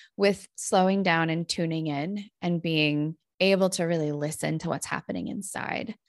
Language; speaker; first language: English; native; English